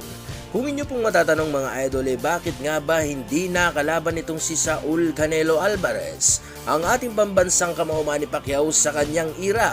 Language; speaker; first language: Filipino; non-native, local second language; Cebuano